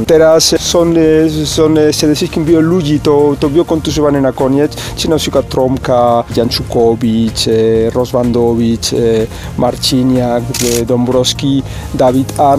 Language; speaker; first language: Polish; non-native, learner; Spanish